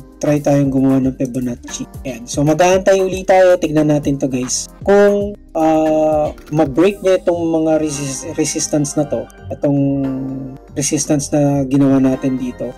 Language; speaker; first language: Filipino; non-native, local second language; Cebuano